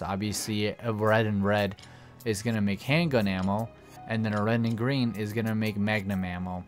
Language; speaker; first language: English; native; English